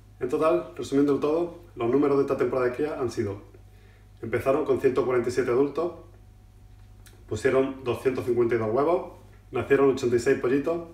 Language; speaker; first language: Spanish; native; Spanish